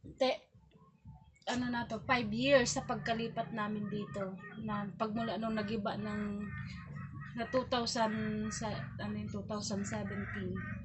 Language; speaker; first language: Filipino; native; Filipino